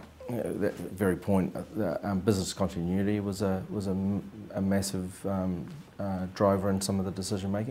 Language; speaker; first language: English; native; English